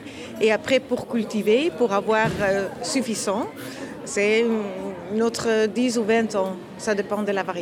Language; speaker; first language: French; non-native, fluent; Dutch